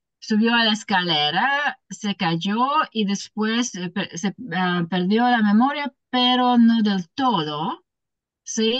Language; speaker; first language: Spanish; non-native, learner; English